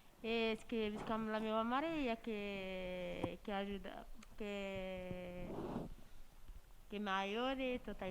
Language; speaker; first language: Catalan; non-native, learner; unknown